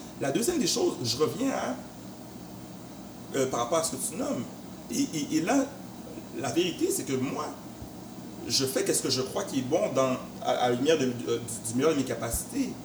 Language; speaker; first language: French; native; French